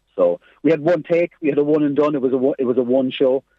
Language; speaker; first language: English; native; English